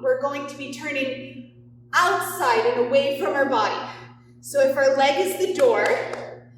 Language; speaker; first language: English; native; English